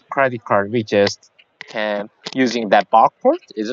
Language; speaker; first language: English; non-native, learner; Korean